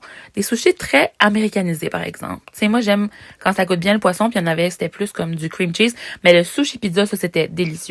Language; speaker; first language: French; native; French